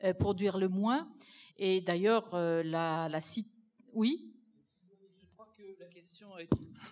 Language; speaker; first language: French; native; French